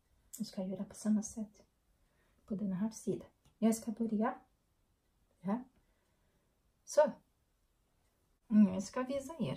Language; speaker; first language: Swedish; non-native, learner; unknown